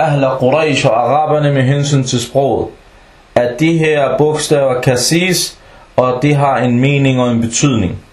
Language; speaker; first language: Danish; early bilingual, other home language; Arabic